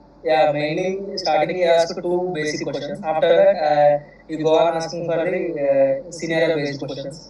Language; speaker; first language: English; non-native, local second language; Telugu